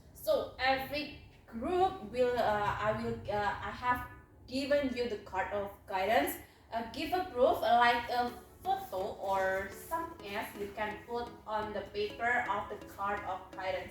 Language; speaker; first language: English; non-native, fluent; Indonesian